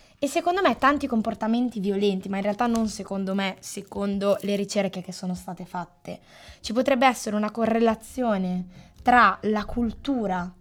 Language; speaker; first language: Italian; native; Italian